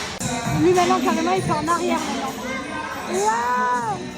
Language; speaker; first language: French; native; French